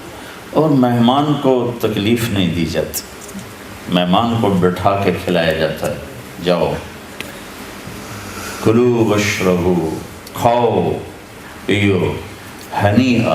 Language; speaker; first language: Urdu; non-native, local second language; Punjabi